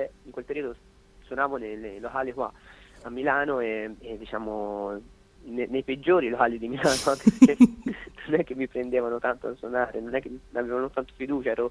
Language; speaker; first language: Italian; native; Italian